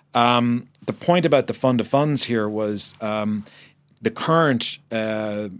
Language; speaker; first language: English; native; English